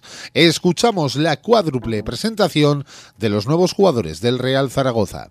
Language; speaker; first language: Spanish; native; Spanish